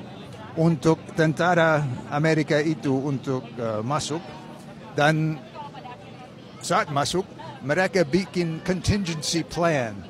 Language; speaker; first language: Indonesian; non-native, fluent; English